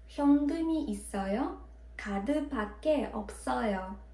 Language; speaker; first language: Korean; non-native, fluent; Ukrainian